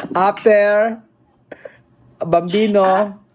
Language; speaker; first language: English; non-native, local second language; Filipino